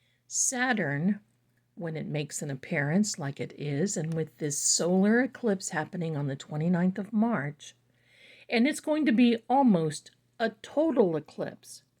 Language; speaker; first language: English; native; English